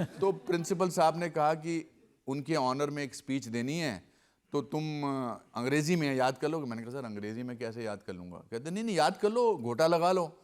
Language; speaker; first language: Hindi; native; Hindi